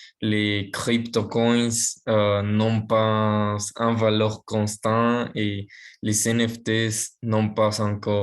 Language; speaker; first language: French; non-native, learner; Spanish